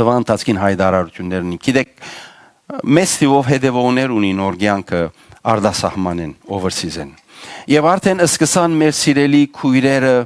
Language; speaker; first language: Armenian; native; Armenian